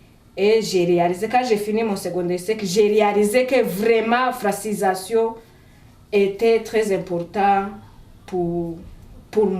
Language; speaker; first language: French; non-native, fluent; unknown